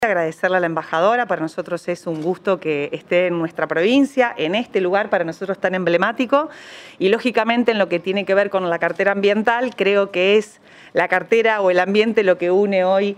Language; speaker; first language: Spanish; native; Spanish